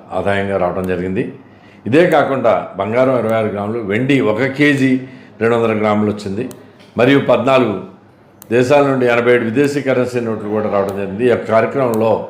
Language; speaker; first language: Telugu; native; Telugu